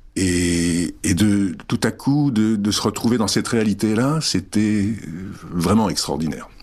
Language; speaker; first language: French; early bilingual, other home language; Czech